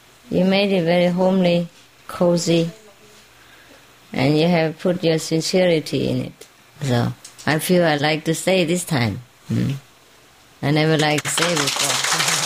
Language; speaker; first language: English; non-native, fluent; Vietnamese